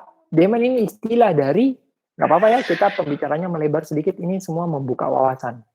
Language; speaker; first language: Indonesian; native; Indonesian